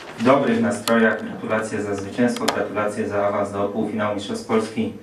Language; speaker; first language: Polish; native; Polish